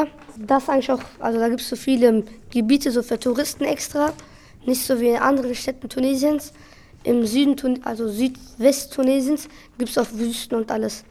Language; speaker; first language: German; early bilingual, other home language; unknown